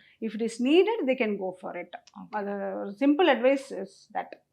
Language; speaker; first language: English; non-native, local second language; Tamil